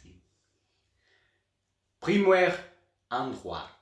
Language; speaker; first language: French; non-native, learner; Portuguese